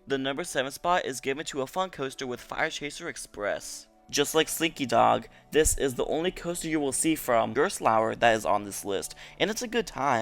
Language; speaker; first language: English; native; English